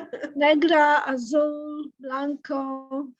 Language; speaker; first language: Spanish; non-native, learner; English